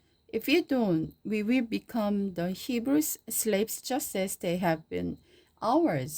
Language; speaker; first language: English; non-native, learner; Korean